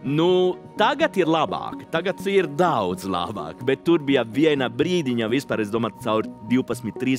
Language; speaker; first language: Latvian; non-native, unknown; Italian